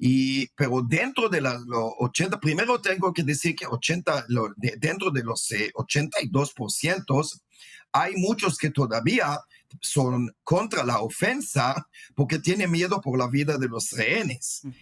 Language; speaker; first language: Spanish; non-native, fluent; Hebrew